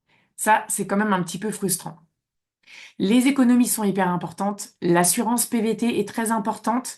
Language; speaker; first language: French; native; French